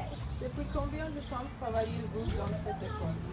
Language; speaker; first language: French; non-native, learner; English